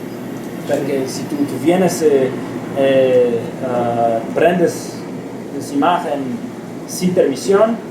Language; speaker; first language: Spanish; non-native, learner; Romanian